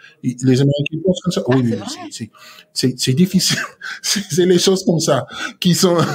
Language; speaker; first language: French; non-native, learner; English